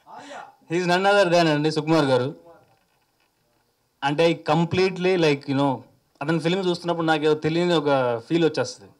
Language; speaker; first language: Telugu; native; Telugu